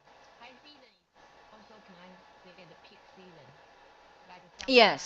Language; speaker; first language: English; non-native, learner; Chinese